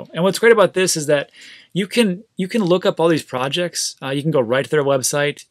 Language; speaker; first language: English; native; English